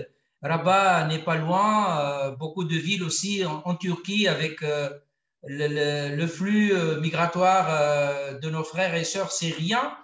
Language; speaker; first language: French; non-native, local second language; Arabic